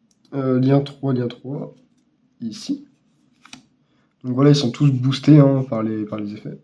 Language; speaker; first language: French; native; French